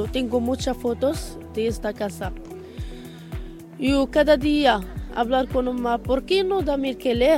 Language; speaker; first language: Spanish; non-native, learner; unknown